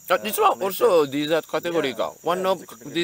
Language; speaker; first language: English; non-native, learner; Japanese